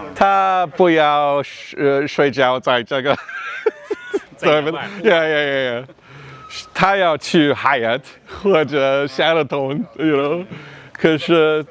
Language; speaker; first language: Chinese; non-native, learner; English